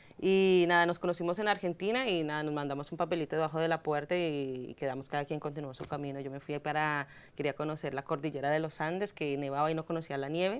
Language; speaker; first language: Spanish; native; Spanish